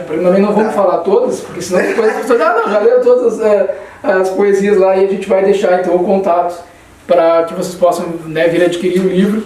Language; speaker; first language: Portuguese; native; Portuguese